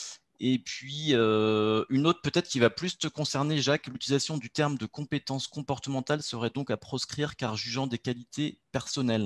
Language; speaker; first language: French; native; French